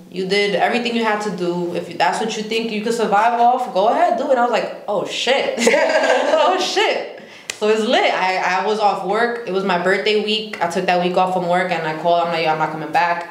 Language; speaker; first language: English; native; English